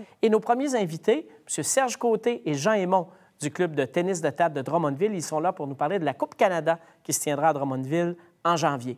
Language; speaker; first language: French; native; French